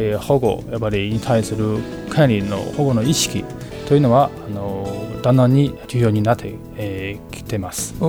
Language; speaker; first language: Japanese; non-native, fluent; Chinese